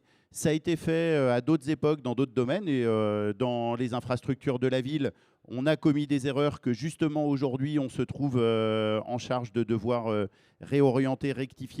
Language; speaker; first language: French; native; French